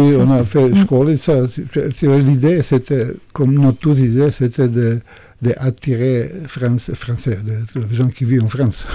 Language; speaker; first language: French; non-native, fluent; Croatian